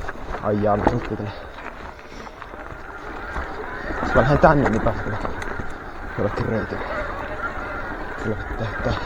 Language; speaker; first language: Finnish; native; Finnish